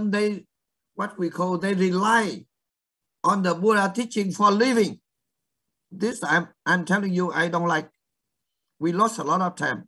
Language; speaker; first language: English; non-native, fluent; Vietnamese